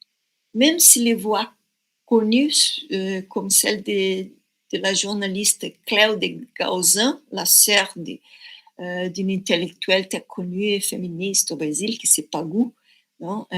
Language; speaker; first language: French; non-native, fluent; Portuguese